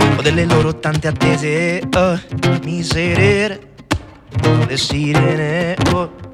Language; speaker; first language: Italian; native; Italian